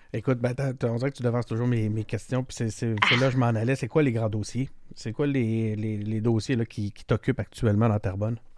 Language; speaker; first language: French; native; French